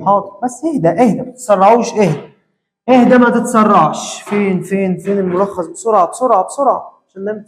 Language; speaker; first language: Arabic; native; Arabic